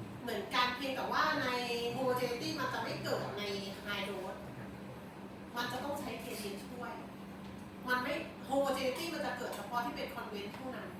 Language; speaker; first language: Thai; native; Thai